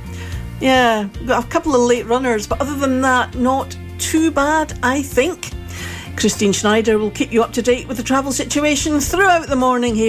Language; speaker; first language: English; native; English